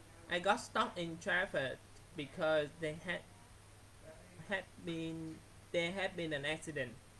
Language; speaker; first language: English; non-native, fluent; Vietnamese